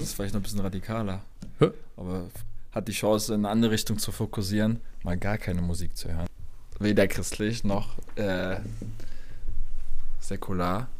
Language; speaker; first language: German; native; German